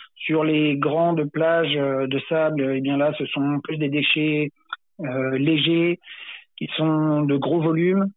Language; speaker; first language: French; native; French